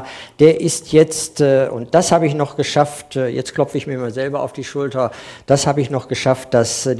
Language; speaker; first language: German; native; German